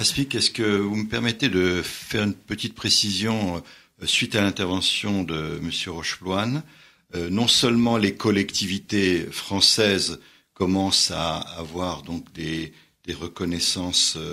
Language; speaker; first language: French; native; French